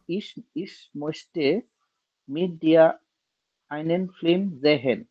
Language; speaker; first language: German; non-native, learner; Bangla